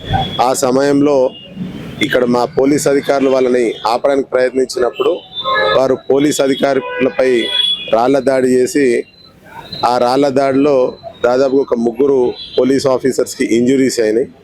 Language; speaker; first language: Telugu; native; Telugu